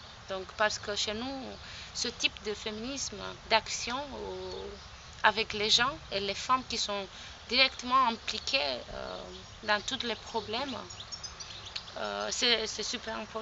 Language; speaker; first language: French; non-native, fluent; Romanian